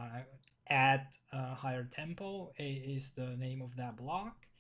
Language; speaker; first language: English; non-native, fluent; Finnish